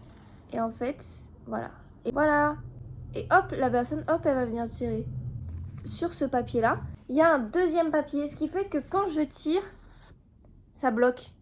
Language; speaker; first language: French; native; French